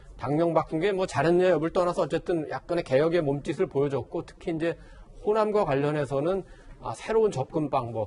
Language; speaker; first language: Korean; native; Korean